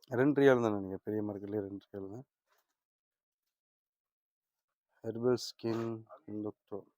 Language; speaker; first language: Tamil; native; Tamil